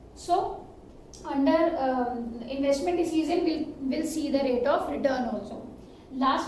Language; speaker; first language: English; non-native, local second language; Hindi